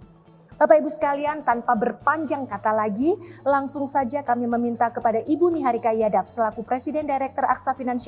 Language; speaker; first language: Indonesian; native; Indonesian